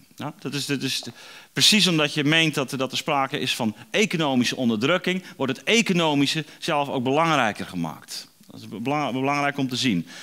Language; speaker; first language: Dutch; native; Dutch